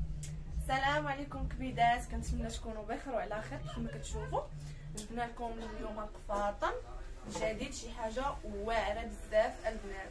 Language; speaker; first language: Arabic; native; Arabic